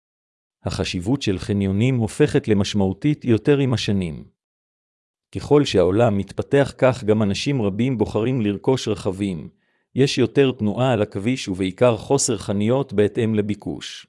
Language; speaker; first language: Hebrew; native; Hebrew